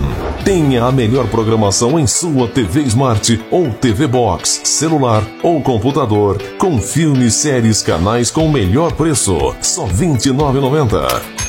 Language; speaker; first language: Portuguese; native; Portuguese